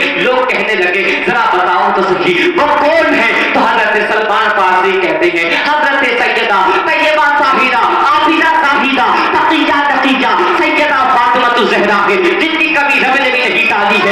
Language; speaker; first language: Urdu; native; Urdu